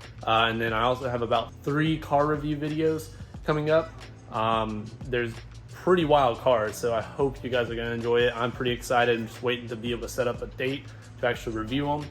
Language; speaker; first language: English; native; English